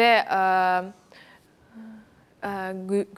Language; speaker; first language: Turkish; early bilingual, heritage; Dutch